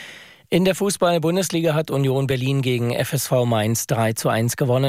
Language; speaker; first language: German; native; German